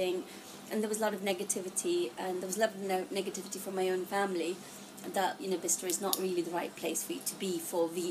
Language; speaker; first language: English; non-native, local second language; Gujarati